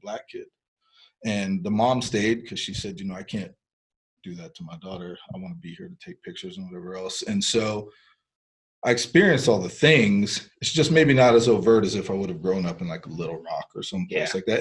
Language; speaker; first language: English; early bilingual, other home language; Spanish